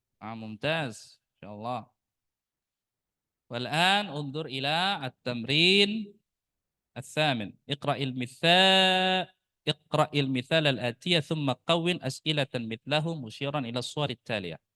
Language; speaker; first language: Arabic; non-native, fluent; Indonesian